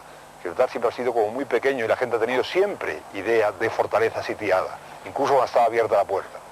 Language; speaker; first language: Spanish; native; Spanish